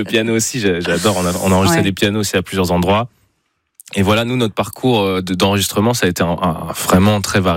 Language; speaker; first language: French; native; French